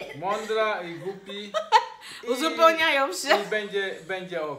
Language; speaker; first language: Polish; non-native, learner; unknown